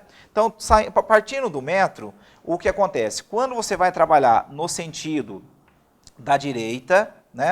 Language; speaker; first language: Portuguese; native; Portuguese